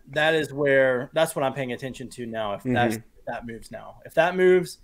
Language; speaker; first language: English; native; English